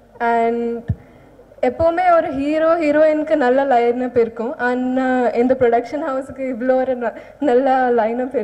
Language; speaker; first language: Tamil; non-native, learner; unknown